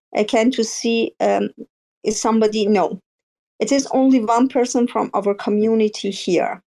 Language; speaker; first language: English; non-native, learner; Persian